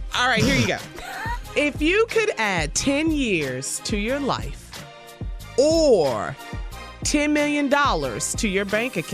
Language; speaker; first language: English; native; English